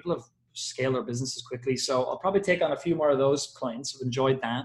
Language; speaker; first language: English; native; English